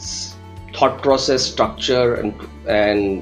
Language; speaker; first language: English; non-native, local second language; Gujarati